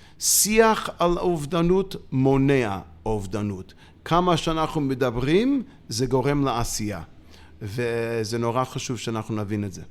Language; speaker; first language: Hebrew; non-native, fluent; English